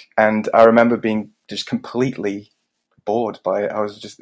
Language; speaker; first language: English; native; English